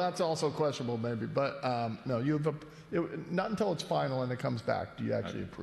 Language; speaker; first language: English; native; English